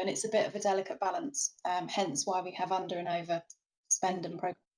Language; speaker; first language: English; native; English